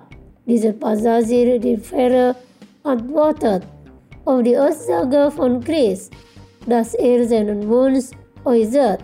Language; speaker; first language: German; non-native, fluent; Indonesian